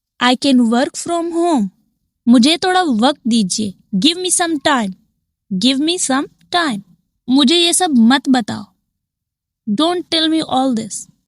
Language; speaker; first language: Hindi; native; Hindi